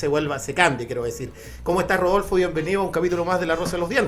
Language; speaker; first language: Spanish; native; Spanish